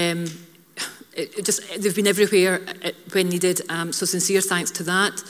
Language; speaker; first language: English; native; English